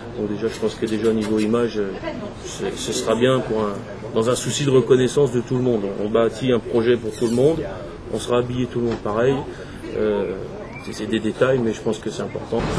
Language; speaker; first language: French; native; French